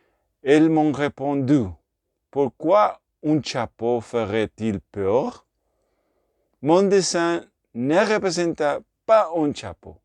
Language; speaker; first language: French; non-native, learner; Spanish